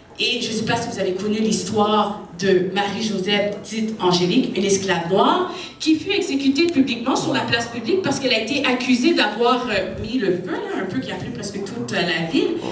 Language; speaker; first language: French; native; French